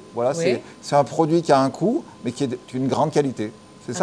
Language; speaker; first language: French; native; French